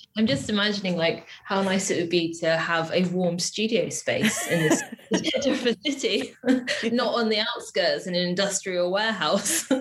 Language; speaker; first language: English; native; English